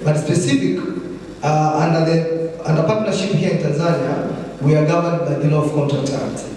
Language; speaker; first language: English; non-native, local second language; Swahili